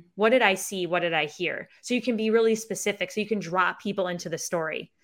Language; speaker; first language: English; native; English